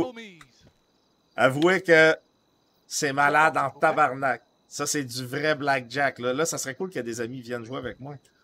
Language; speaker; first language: French; native; French